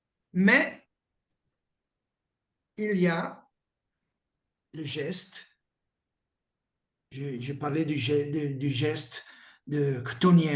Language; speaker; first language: French; non-native, learner; Italian